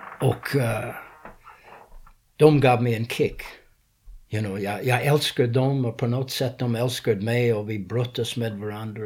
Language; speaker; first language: Swedish; non-native, fluent; English